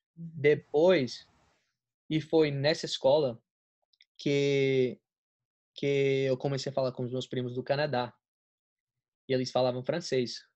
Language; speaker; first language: Portuguese; non-native, fluent; Spanish